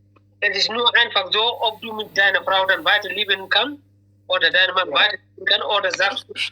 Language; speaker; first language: German; non-native, learner; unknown